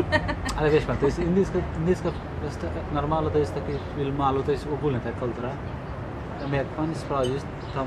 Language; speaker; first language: Polish; non-native, learner; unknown